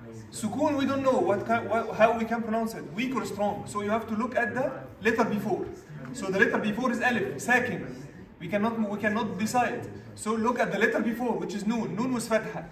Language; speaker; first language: English; non-native, fluent; Arabic